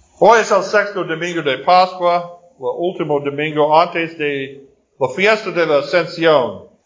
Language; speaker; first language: Spanish; non-native, fluent; Portuguese